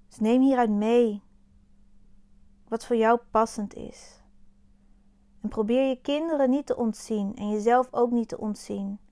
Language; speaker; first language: Dutch; native; Dutch